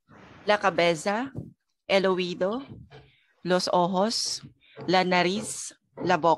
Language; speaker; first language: Spanish; non-native, learner; Filipino